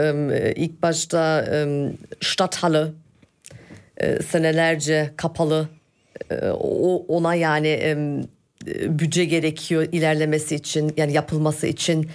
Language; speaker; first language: Turkish; early bilingual, heritage; Turkish